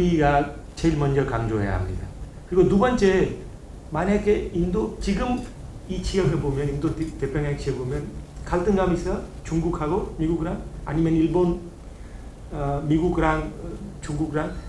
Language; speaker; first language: Korean; non-native, learner; Hindi